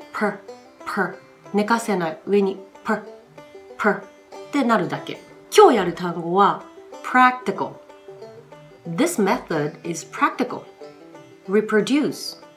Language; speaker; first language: Japanese; native; Japanese